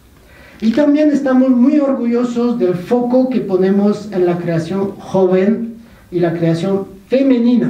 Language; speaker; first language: Spanish; non-native, fluent; French